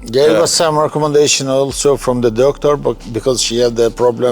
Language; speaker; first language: English; non-native, learner; Albanian